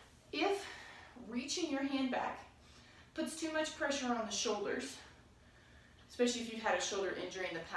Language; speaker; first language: English; native; English